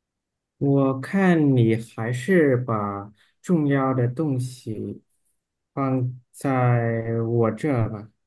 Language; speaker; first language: Chinese; non-native, learner; Vietnamese